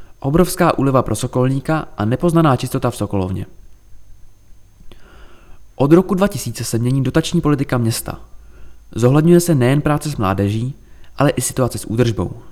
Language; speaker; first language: Czech; native; Czech